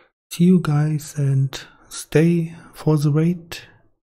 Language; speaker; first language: English; non-native, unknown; German